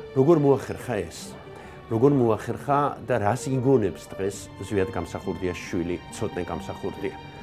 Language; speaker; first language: Georgian; native; Georgian